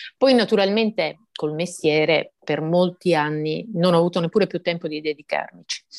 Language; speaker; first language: Italian; native; Italian